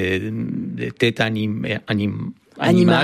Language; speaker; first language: French; non-native, fluent; Romanian